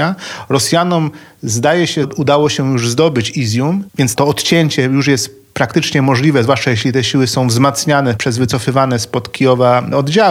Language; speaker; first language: Polish; native; Polish